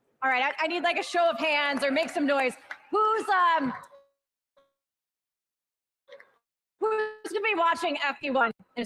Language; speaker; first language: English; native; English